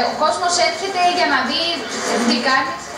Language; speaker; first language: Greek; native; Greek